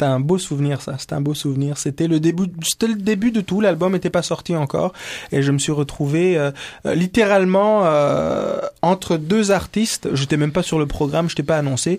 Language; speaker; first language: French; non-native, local second language; Kinyarwanda